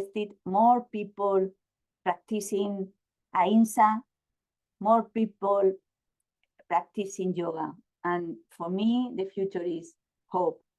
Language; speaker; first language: English; non-native, learner; Spanish